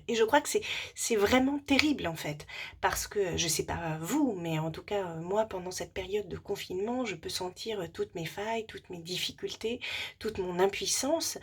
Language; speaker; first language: French; native; French